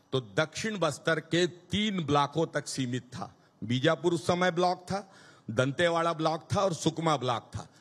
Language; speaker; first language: Hindi; native; Hindi